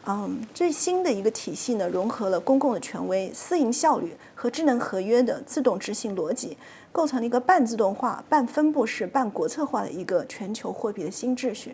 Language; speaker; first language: Chinese; native; Chinese